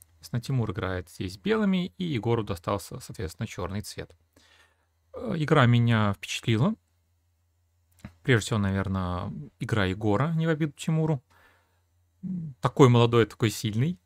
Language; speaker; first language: Russian; native; Russian